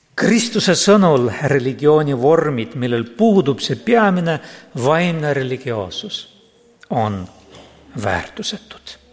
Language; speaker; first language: Estonian; non-native, local second language; Russian